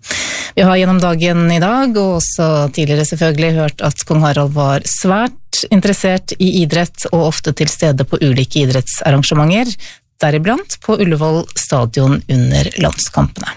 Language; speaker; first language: Norwegian; native; Norwegian